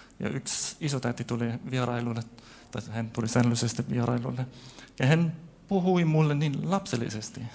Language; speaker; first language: Finnish; non-native, fluent; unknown